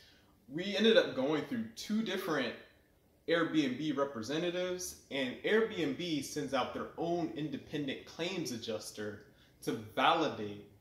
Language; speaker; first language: English; native; English